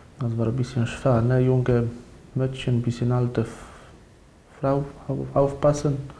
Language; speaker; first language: German; non-native, learner; Polish